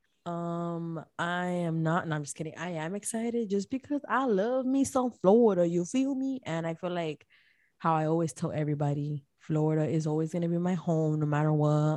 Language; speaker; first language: English; early bilingual, other home language; Spanish